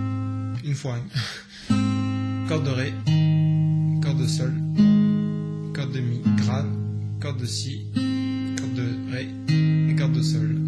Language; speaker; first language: French; native; French